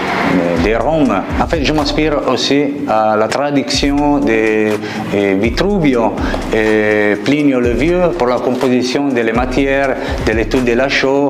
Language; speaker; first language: French; non-native, fluent; Italian